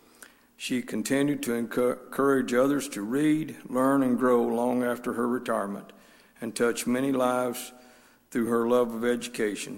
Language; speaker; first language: English; native; English